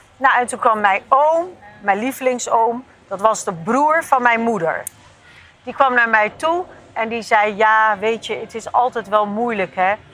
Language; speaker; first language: Dutch; early bilingual, other home language; Turkish